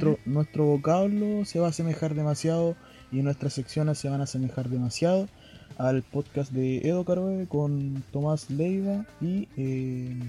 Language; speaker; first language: Spanish; native; Spanish